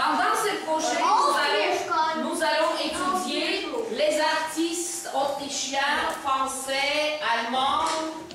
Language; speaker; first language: French; non-native, fluent; Latvian